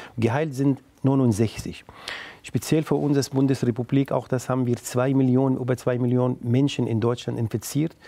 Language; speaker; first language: German; non-native, fluent; Arabic